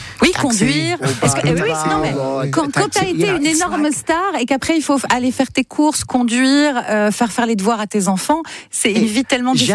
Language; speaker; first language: French; native; French